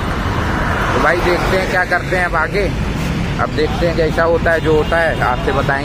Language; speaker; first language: Hindi; native; Hindi